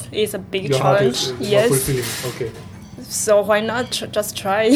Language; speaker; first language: English; non-native, learner; Chinese